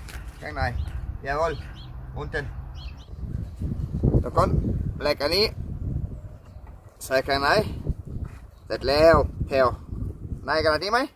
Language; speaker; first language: Thai; non-native, learner; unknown